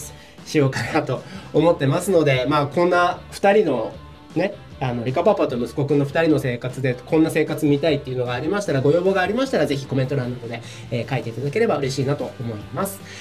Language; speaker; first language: Japanese; native; Japanese